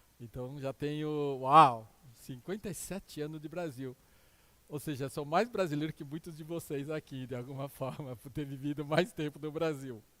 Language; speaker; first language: Portuguese; early bilingual, other home language; Min Nan Chinese